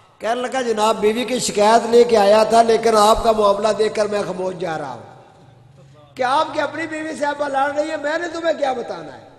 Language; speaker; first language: Urdu; non-native, local second language; Punjabi